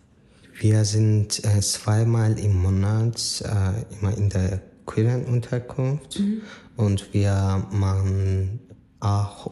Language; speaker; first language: German; non-native, fluent; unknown